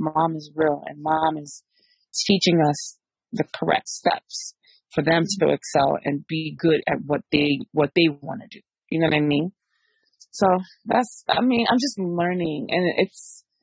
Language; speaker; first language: English; early bilingual, other home language; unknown